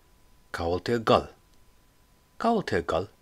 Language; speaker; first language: Irish; non-native, local second language; English